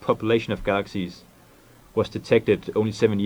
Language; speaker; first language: English; non-native, fluent; Danish